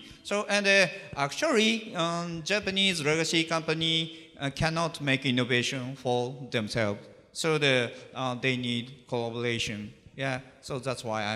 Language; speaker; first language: English; non-native, learner; Japanese